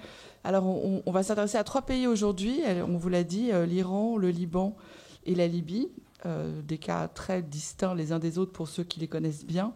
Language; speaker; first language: French; native; French